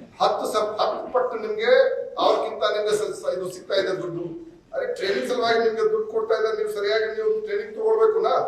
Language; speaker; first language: Kannada; non-native, fluent; Hindi